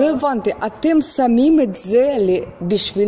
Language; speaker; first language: Hebrew; non-native, fluent; Russian